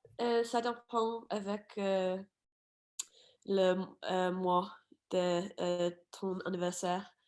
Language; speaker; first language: French; non-native, fluent; English